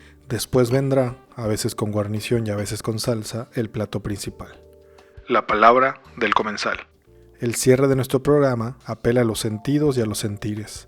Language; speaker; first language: Spanish; native; Spanish